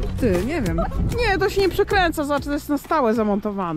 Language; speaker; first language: Polish; native; Polish